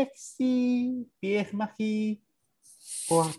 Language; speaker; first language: French; non-native, learner; English